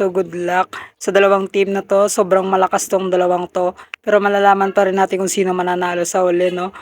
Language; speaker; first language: Filipino; non-native, local second language; Hiligaynon